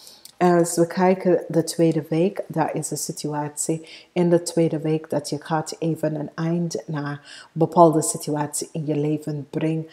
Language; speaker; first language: Dutch; non-native, fluent; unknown